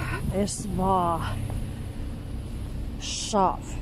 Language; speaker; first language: German; non-native, fluent; Finnish